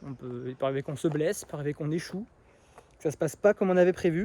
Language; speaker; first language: French; native; French